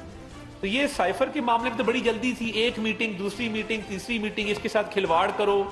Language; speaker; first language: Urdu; non-native, local second language; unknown